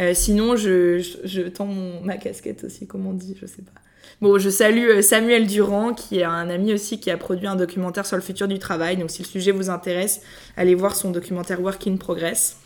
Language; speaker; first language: French; native; French